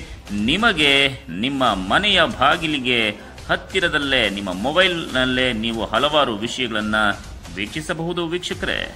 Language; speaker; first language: Kannada; native; Kannada